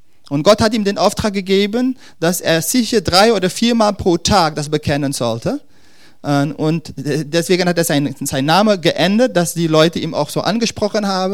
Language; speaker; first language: German; non-native, fluent; Dutch